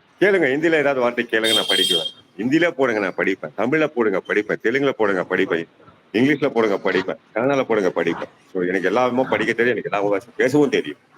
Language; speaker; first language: Tamil; non-native, local second language; Kannada